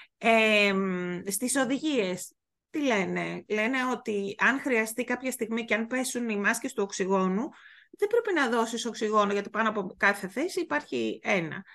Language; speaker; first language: Greek; native; Greek